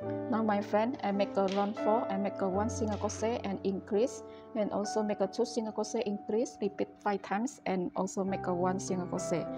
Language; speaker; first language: English; non-native, learner; Indonesian